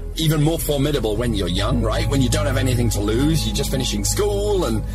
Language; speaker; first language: English; native; English